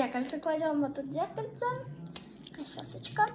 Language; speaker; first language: Russian; native; Russian